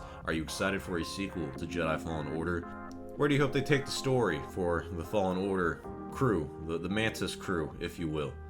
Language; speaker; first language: English; native; English